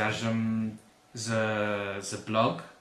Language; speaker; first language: Polish; non-native, learner; English